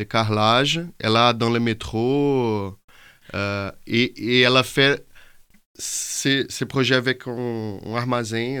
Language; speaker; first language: French; non-native, fluent; Portuguese